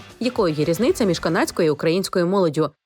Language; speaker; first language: Ukrainian; native; Ukrainian